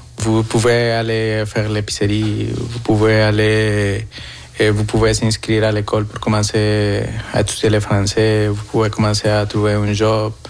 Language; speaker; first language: French; non-native, fluent; Spanish